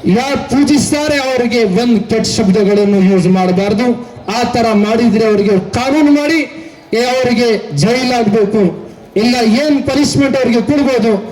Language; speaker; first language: Urdu; native; Urdu